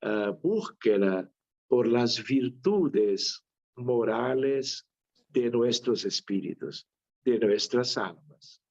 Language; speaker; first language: Spanish; non-native, fluent; Portuguese